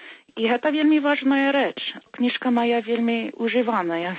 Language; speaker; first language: Belarusian; early bilingual, heritage; Belarusian